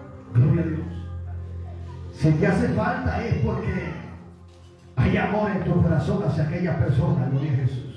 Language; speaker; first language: Spanish; native; Spanish